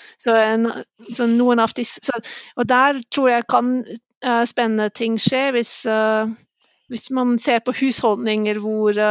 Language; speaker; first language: Norwegian; non-native, fluent; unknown